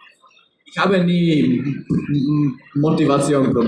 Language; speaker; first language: German; non-native, learner; Czech